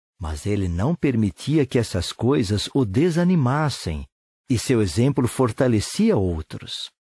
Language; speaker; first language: Portuguese; native; Portuguese